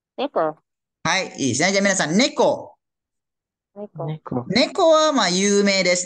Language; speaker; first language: Japanese; non-native, fluent; Malay